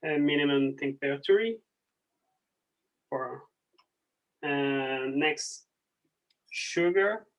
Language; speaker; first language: English; non-native, learner; Portuguese